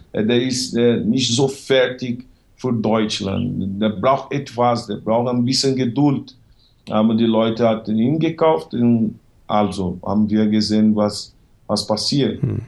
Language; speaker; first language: German; non-native, learner; Portuguese